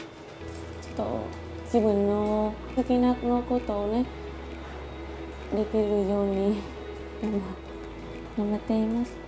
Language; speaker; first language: Japanese; non-native, learner; Vietnamese